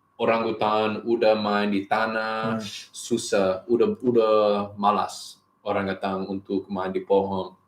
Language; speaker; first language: Indonesian; non-native, learner; English